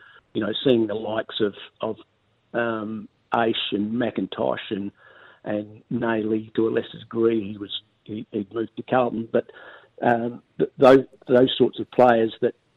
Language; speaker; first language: English; native; English